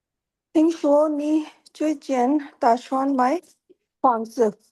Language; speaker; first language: Chinese; non-native, learner; Hindi